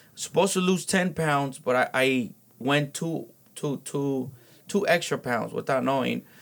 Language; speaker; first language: English; early bilingual, other home language; Spanish